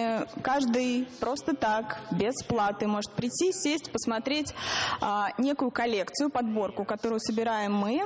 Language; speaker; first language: Russian; native; Russian